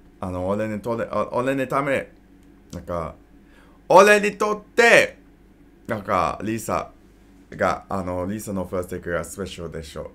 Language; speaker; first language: Japanese; non-native, learner; English